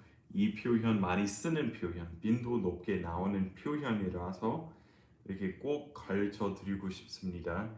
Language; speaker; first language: Korean; non-native, fluent; English